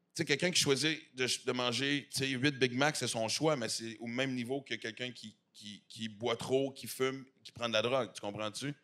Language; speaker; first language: French; native; French